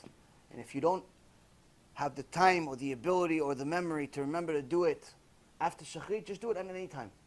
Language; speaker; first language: English; native; English